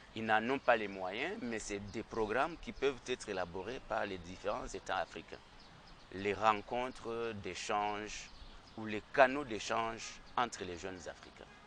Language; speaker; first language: French; non-native, local second language; Rundi